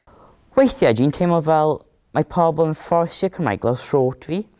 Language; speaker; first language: Welsh; non-native, local second language; English